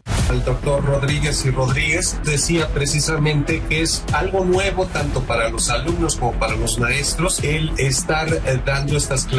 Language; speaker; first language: Spanish; native; Spanish